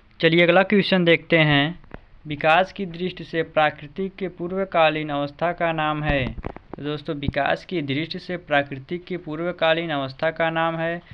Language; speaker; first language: Hindi; native; Hindi